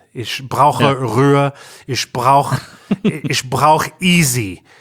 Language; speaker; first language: German; non-native, learner; English